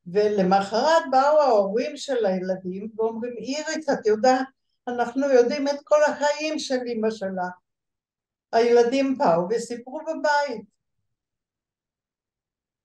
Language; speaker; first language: Hebrew; early bilingual, other home language; Bulgarian